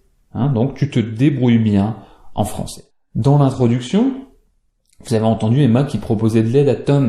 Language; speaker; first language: French; native; French